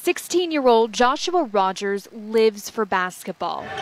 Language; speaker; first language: English; native; English